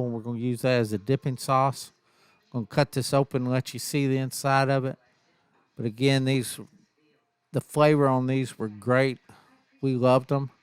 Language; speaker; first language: English; native; English